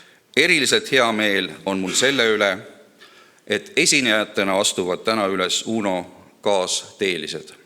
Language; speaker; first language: Estonian; native; Estonian